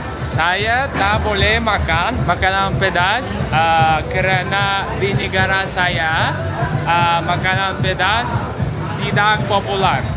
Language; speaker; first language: Indonesian; non-native, learner; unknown